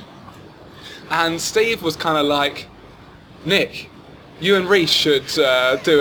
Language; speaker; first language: English; native; English